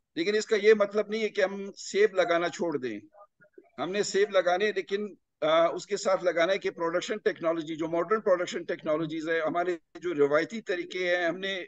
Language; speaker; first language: Urdu; non-native, local second language; Punjabi